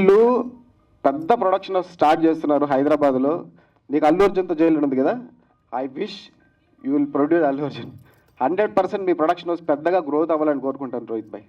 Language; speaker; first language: Telugu; native; Telugu